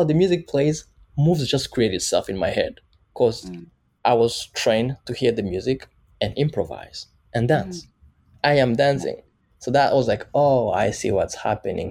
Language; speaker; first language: English; non-native, local second language; Kinyarwanda